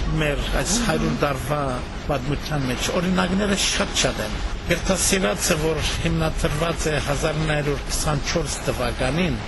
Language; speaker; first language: Armenian; early bilingual, heritage; Armenian